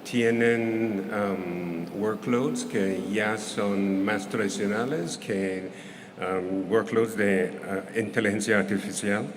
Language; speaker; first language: Spanish; non-native, fluent; English